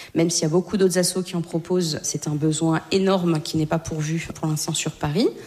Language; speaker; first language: French; native; French